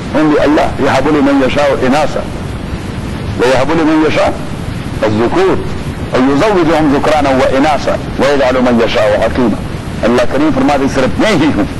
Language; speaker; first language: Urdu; non-native, local second language; Pashto